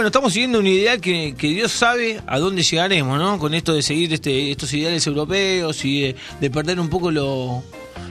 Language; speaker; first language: Spanish; native; Spanish